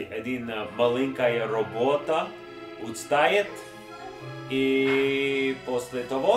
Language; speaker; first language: Russian; non-native, learner; English